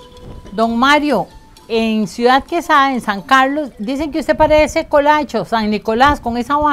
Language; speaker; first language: Spanish; native; Spanish